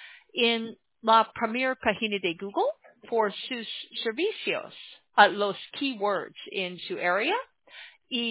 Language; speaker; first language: Spanish; non-native, learner; English